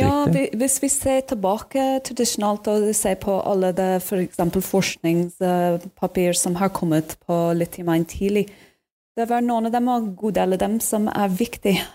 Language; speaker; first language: Norwegian; non-native, fluent; English